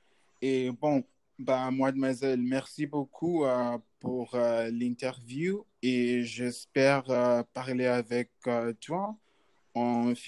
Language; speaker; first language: French; non-native, learner; English